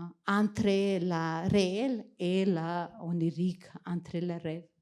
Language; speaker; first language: French; non-native, fluent; Macedonian